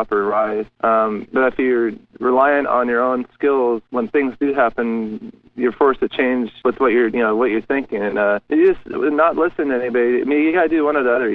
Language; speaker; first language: English; native; English